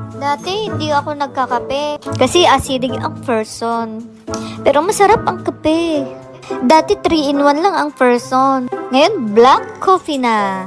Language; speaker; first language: Filipino; non-native, local second language; Iloko